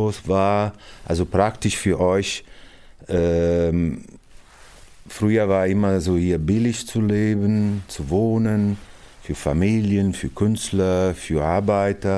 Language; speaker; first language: German; non-native, fluent; Italian